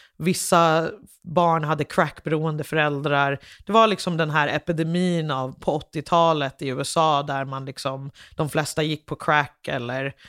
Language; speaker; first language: Swedish; early bilingual, other home language; English